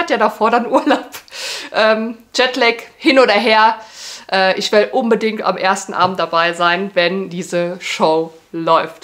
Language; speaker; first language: German; native; German